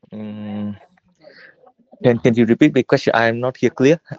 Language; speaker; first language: English; non-native, learner; Vietnamese